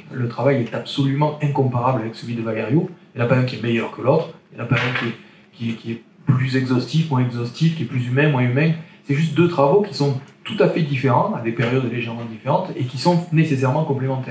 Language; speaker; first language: French; native; French